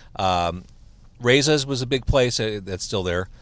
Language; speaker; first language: English; native; English